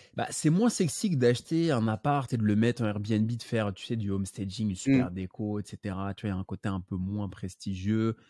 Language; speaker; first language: French; native; French